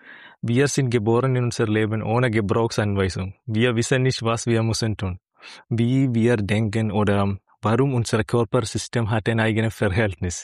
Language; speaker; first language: German; non-native, learner; Malayalam